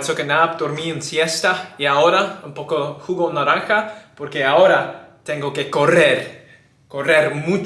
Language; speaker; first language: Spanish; non-native, learner; English